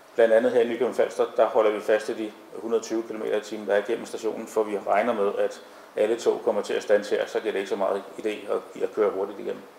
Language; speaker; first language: Danish; native; Danish